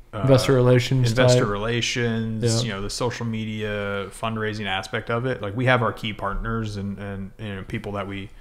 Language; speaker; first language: English; native; English